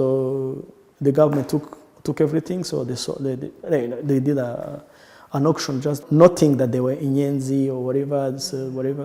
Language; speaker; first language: English; non-native, local second language; Kinyarwanda